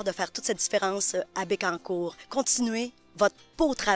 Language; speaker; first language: French; native; French